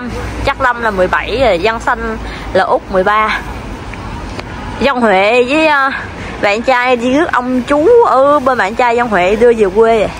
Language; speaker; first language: Vietnamese; native; Vietnamese